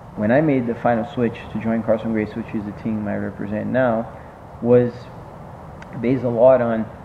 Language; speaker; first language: English; non-native, fluent; Portuguese